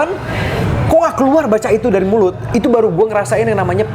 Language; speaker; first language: Indonesian; native; Indonesian